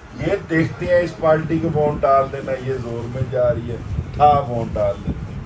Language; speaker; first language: Urdu; non-native, local second language; Punjabi